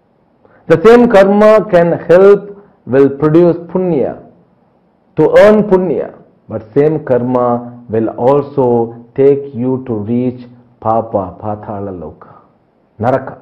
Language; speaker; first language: English; non-native, local second language; Telugu